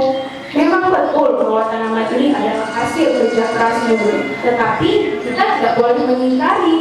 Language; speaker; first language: Indonesian; native; Indonesian